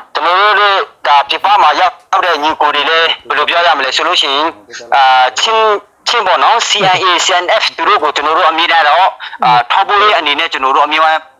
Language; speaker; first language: Burmese; non-native, local second language; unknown